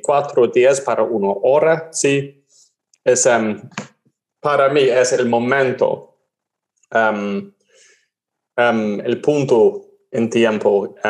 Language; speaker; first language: Spanish; non-native, learner; English